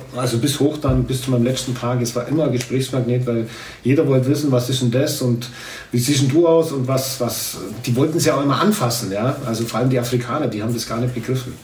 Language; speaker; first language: German; native; German